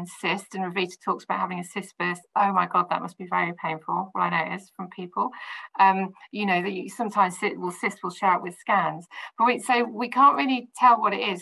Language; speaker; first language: English; native; English